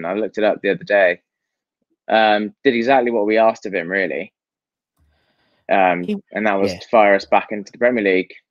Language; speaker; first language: English; native; English